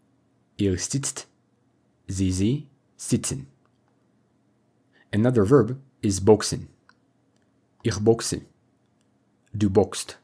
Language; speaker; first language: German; non-native, fluent; English